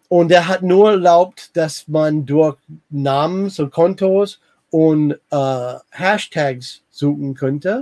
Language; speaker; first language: German; non-native, learner; English